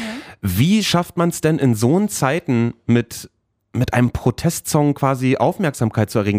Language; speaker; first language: German; native; German